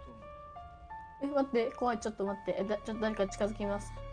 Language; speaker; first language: Japanese; native; Japanese